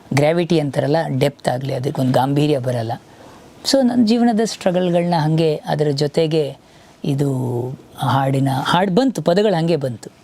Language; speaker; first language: Kannada; native; Kannada